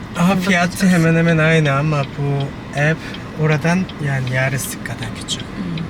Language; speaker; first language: Turkish; non-native, learner; Korean